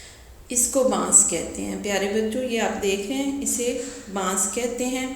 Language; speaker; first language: Urdu; native; Urdu